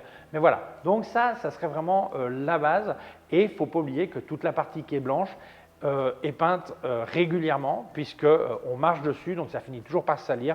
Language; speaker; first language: French; native; French